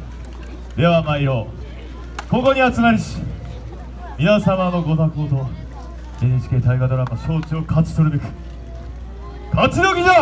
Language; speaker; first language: Japanese; native; Japanese